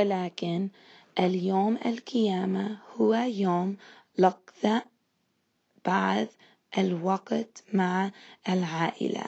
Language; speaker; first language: Arabic; non-native, learner; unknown